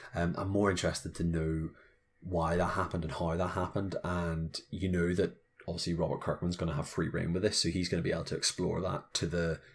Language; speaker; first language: English; native; English